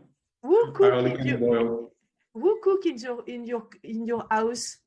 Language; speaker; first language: English; non-native, learner; French